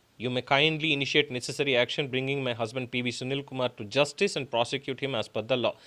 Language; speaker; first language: English; non-native, local second language; Telugu